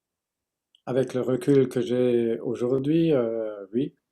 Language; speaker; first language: French; non-native, fluent; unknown